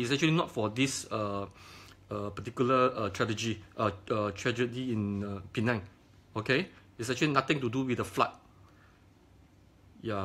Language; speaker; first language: English; non-native, local second language; Chinese